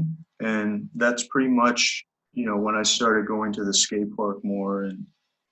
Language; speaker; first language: English; native; English